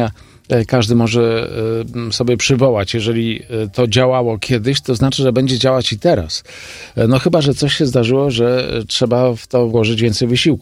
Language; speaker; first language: Polish; native; Polish